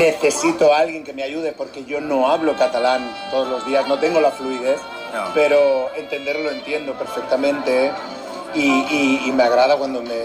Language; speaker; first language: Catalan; non-native, learner; Spanish